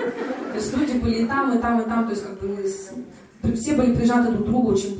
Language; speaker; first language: Russian; native; Russian